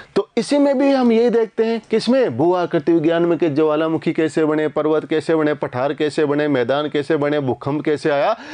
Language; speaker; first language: Hindi; native; Hindi